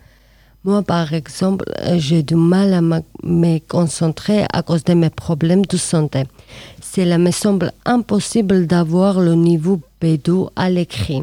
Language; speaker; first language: French; non-native, learner; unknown